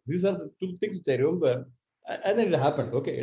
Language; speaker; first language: English; non-native, local second language; Tamil